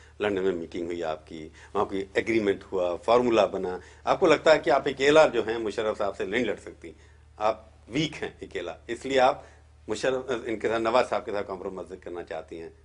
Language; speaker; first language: Hindi; native; Hindi